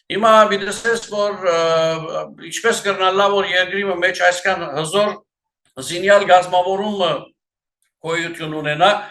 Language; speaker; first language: Armenian; early bilingual, heritage; Armenian